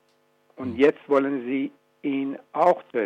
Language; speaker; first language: German; non-native, fluent; Persian